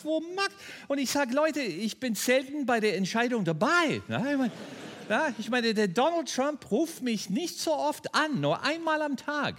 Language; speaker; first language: German; non-native, fluent; English